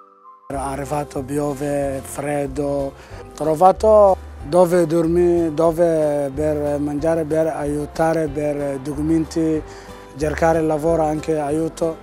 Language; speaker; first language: Italian; non-native, learner; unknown